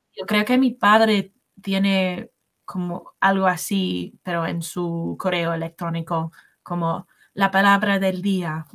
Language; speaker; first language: Spanish; non-native, learner; English